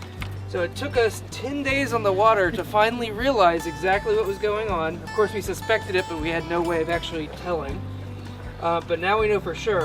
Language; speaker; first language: English; native; English